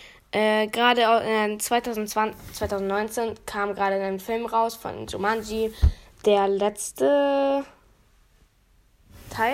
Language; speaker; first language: German; native; German